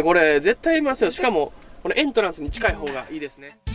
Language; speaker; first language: Japanese; native; Japanese